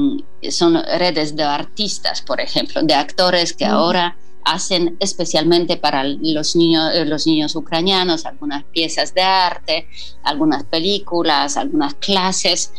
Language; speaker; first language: Spanish; non-native, fluent; Polish